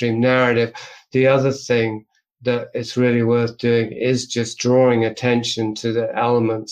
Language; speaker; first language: English; native; English